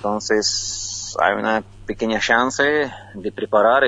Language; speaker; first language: Spanish; non-native, fluent; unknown